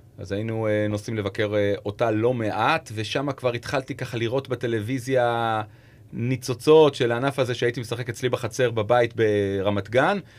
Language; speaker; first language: Hebrew; native; Hebrew